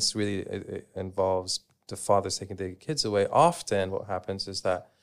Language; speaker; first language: English; native; English